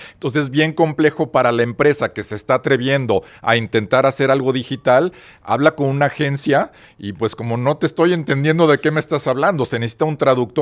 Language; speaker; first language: Spanish; native; Spanish